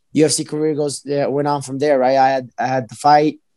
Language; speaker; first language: English; early bilingual, other home language; Arabic